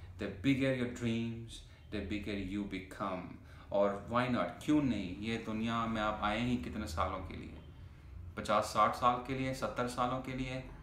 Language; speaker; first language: Urdu; non-native, fluent; Persian